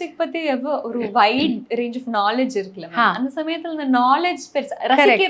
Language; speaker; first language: Tamil; native; Tamil